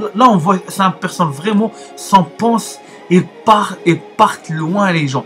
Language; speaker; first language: French; non-native, learner; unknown